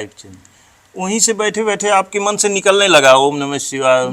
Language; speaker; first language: Hindi; native; Hindi